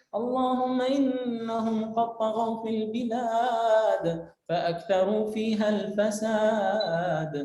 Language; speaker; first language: Arabic; native; Arabic